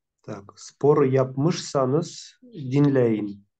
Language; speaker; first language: Turkish; non-native, learner; Russian